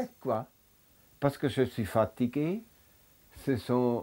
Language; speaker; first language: French; non-native, local second language; German